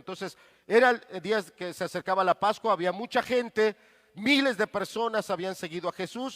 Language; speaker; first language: Spanish; native; Spanish